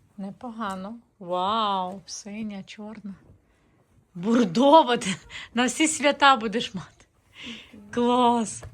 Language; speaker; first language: Ukrainian; native; Ukrainian